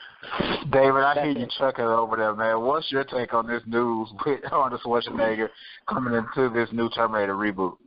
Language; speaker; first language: English; native; English